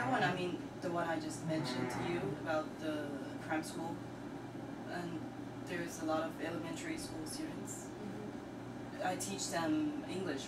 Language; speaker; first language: English; non-native, learner; Chinese